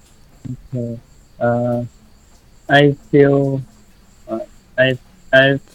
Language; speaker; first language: English; non-native, learner; Thai